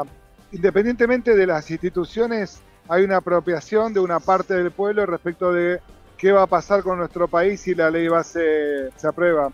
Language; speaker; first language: Spanish; native; Spanish